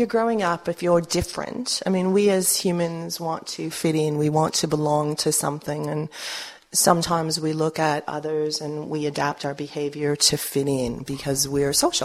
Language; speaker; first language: English; early bilingual, other home language; Spanish